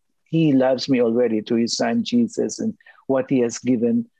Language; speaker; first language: English; non-native, local second language; Filipino